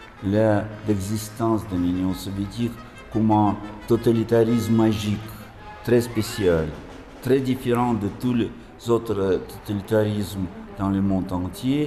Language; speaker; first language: French; non-native, fluent; Russian